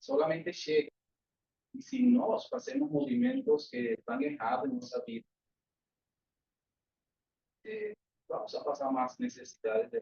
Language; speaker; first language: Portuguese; non-native, learner; Spanish